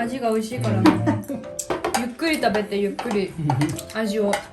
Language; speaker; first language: Japanese; non-native, fluent; French